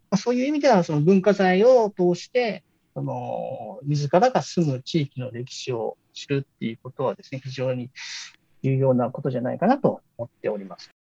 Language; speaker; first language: Japanese; native; Japanese